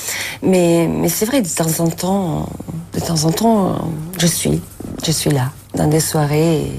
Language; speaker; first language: French; non-native, fluent; Italian